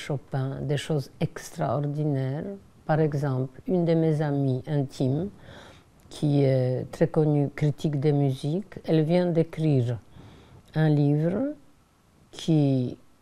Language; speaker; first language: French; non-native, fluent; Polish